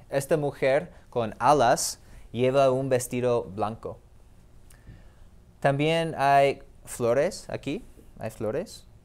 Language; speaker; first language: Spanish; non-native, fluent; English